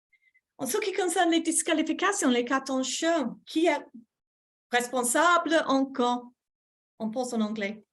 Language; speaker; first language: French; non-native, fluent; English